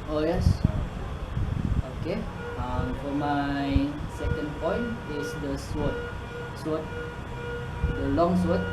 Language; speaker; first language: English; non-native, learner; Malay